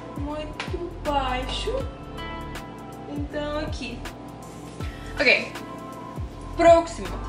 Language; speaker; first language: Portuguese; non-native, learner; English